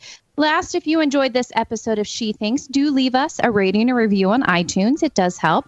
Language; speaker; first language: English; native; English